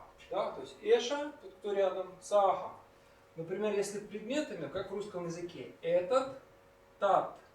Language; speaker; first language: Russian; native; Russian